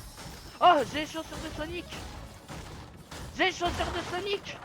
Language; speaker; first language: French; native; French